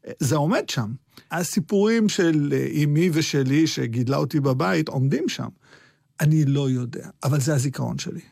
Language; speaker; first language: Hebrew; early bilingual, other home language; Arabic